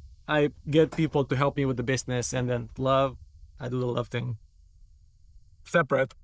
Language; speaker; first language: English; non-native, fluent; Romanian